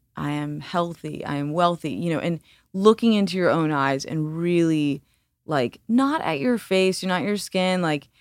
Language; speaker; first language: English; native; English